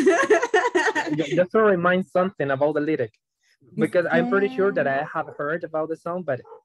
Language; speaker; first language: English; non-native, fluent; Spanish